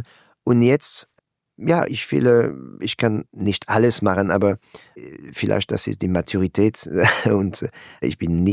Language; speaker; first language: German; non-native, learner; French